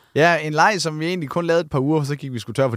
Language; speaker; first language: Danish; native; Danish